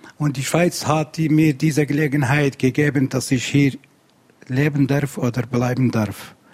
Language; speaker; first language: German; non-native, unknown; Central Kurdish